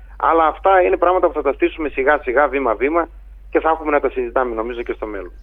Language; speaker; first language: Greek; native; Greek